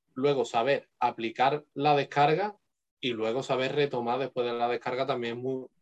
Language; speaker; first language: Spanish; native; Spanish